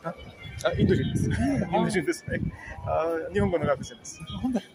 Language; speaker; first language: Japanese; non-native, learner; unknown